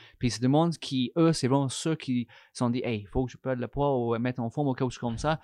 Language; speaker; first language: French; non-native, fluent; English